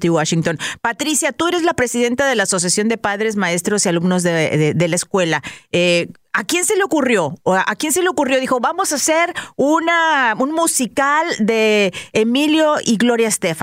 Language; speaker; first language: Spanish; native; Spanish